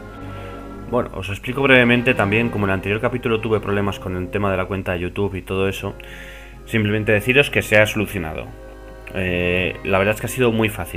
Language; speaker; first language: Spanish; native; Spanish